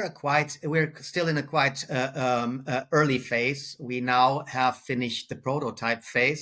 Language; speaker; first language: English; non-native, fluent; German